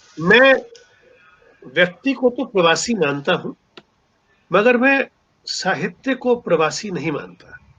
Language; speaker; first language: Hindi; non-native, local second language; Punjabi